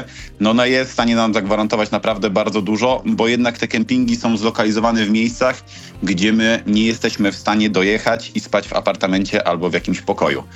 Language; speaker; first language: Polish; native; Polish